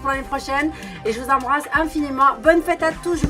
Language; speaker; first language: French; native; French